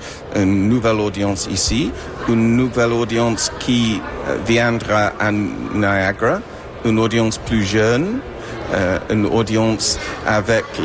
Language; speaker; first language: French; non-native, fluent; English